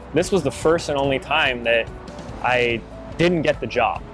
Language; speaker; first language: English; native; English